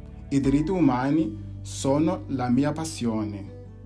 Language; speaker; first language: Italian; non-native, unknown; English